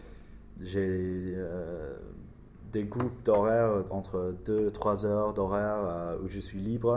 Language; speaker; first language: French; non-native, learner; English